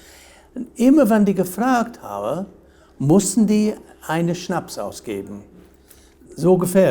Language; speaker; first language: German; non-native, fluent; English